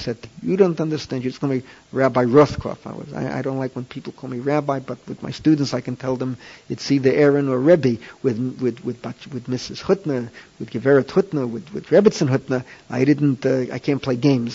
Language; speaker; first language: English; native; English